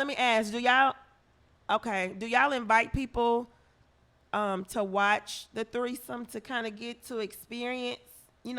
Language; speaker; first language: English; native; English